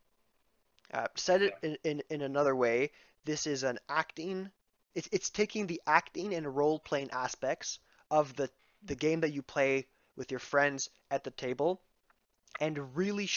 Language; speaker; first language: English; native; English